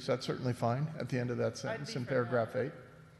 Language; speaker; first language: English; native; English